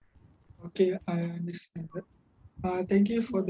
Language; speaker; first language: English; non-native, local second language; Malay